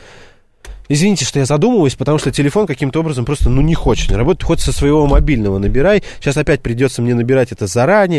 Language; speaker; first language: Russian; native; Russian